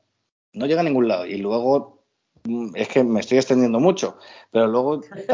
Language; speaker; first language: Spanish; native; Spanish